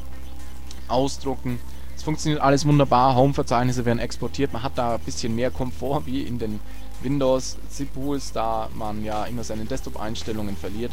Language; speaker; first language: German; native; German